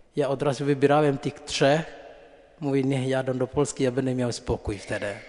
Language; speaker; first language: Polish; non-native, fluent; Indonesian